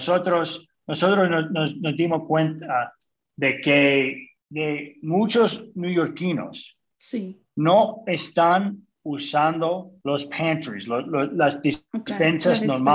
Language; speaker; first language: Spanish; early bilingual, other home language; English